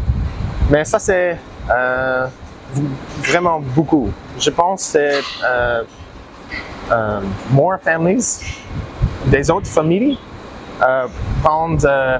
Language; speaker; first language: French; non-native, learner; English